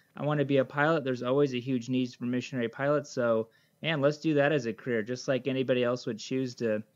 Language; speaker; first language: English; native; English